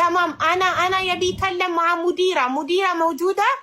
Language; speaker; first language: Arabic; non-native, learner; Amharic